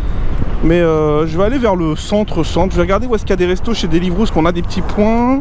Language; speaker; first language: French; native; French